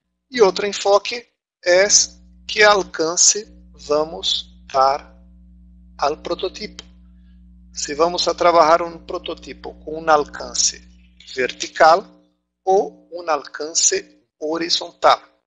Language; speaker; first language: Portuguese; native; Portuguese